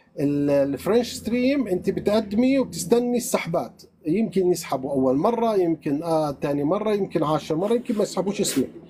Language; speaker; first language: Arabic; native; Arabic